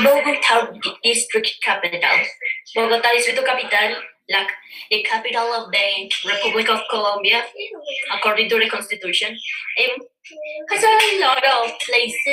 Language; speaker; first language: English; non-native, learner; Spanish